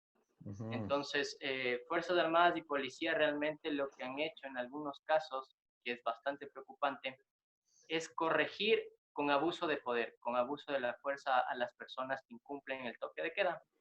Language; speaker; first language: Spanish; native; Spanish